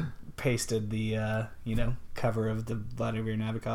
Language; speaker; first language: English; native; English